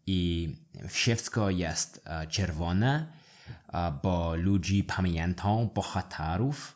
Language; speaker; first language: Polish; non-native, learner; English